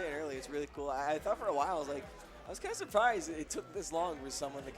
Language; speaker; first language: English; native; English